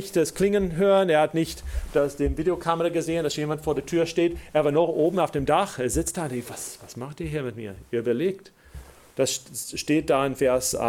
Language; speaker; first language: German; non-native, fluent; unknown